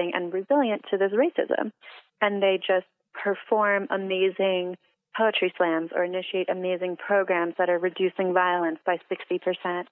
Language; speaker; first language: English; native; English